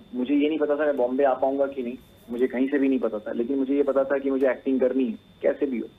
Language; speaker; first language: Hindi; native; Hindi